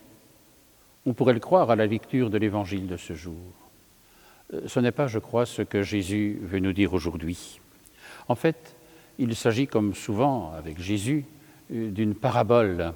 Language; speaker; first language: French; native; French